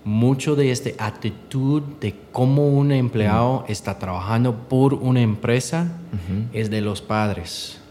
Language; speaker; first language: Spanish; non-native, learner; English